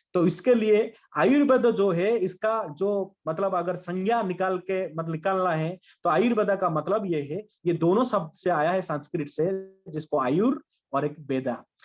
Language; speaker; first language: Hindi; non-native, local second language; Bangla